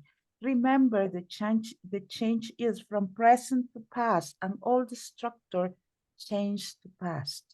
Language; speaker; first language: English; non-native, fluent; Spanish